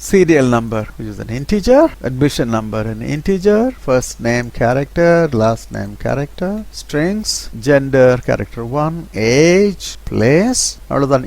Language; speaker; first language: English; non-native, local second language; Tamil